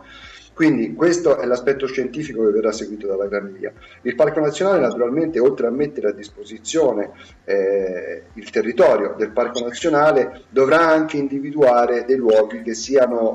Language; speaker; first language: Italian; native; Italian